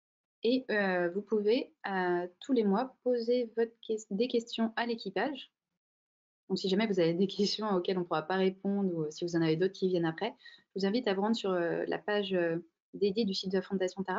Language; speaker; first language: French; native; French